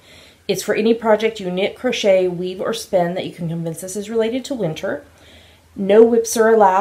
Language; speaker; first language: English; native; English